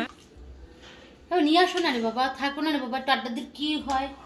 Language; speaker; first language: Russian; non-native, learner; Bangla